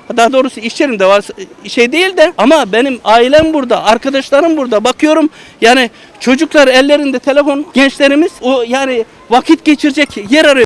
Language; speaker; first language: Turkish; native; Turkish